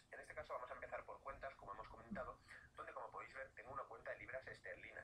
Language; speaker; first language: Spanish; native; Spanish